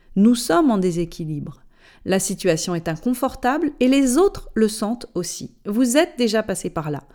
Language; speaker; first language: French; native; French